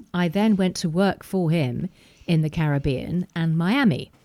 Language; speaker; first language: English; native; English